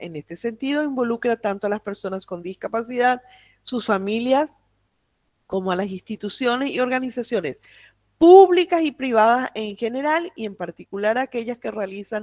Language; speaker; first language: Spanish; native; Spanish